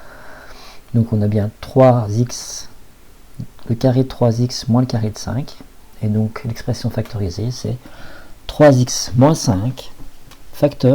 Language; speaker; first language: French; native; French